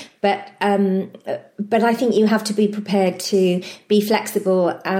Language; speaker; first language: English; native; English